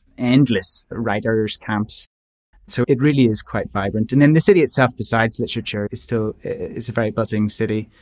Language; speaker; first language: English; native; English